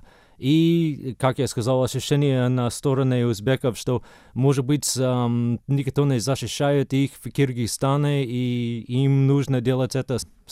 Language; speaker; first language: Russian; non-native, fluent; English